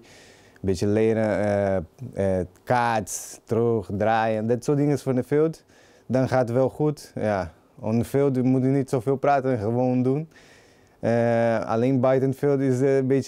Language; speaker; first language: Dutch; non-native, learner; Portuguese